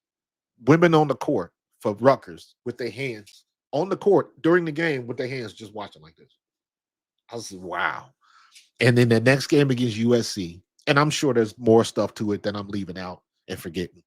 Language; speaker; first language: English; native; English